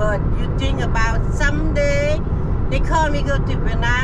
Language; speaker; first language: English; non-native, learner; Vietnamese